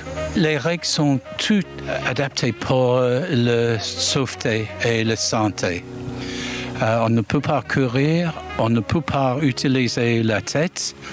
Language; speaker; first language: French; non-native, learner; English